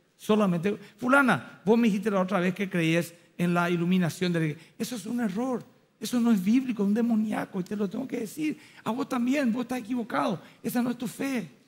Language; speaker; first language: Spanish; native; Spanish